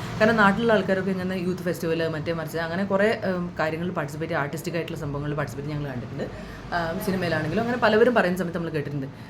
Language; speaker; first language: Malayalam; early bilingual, heritage; Malayalam